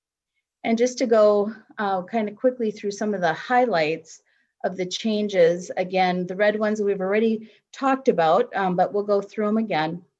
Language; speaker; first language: English; native; English